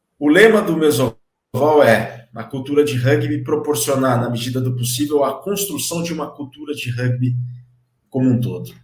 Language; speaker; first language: Portuguese; native; Portuguese